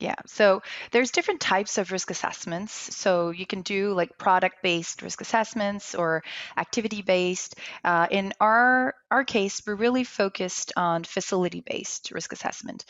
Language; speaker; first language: English; non-native, local second language; French